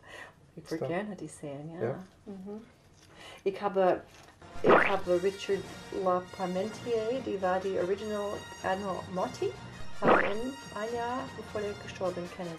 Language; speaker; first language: German; non-native, fluent; English